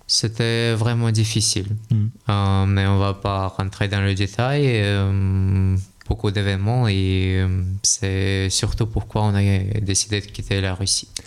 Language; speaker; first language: French; non-native, fluent; Russian